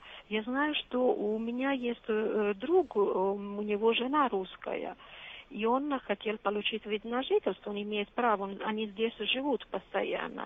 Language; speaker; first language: Russian; non-native, fluent; Italian